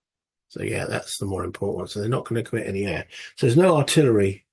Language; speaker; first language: English; native; English